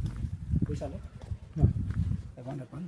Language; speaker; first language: English; non-native, local second language; Khmer